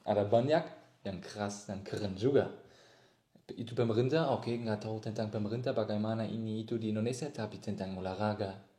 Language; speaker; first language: Indonesian; non-native, learner; German